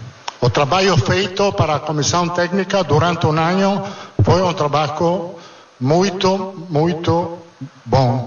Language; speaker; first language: Portuguese; non-native, fluent; Italian